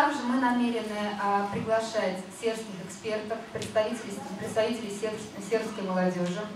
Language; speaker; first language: Russian; native; Russian